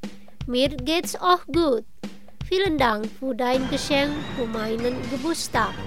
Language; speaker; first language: German; non-native, fluent; Indonesian